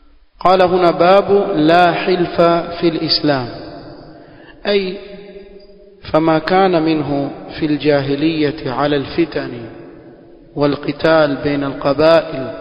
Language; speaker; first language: Arabic; non-native, fluent; Swahili